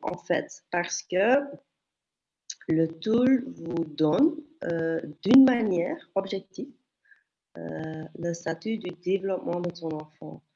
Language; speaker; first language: French; non-native, local second language; Dutch